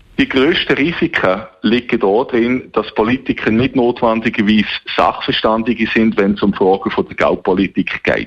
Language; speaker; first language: German; native; German